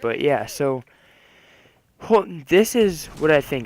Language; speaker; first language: English; native; English